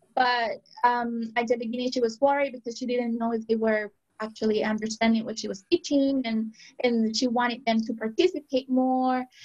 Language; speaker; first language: English; non-native, fluent; Spanish